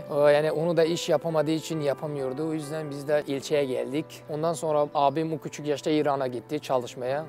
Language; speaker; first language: Turkish; non-native, fluent; Persian